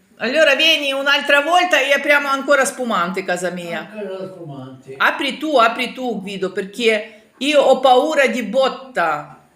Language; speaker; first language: Italian; non-native, learner; Ukrainian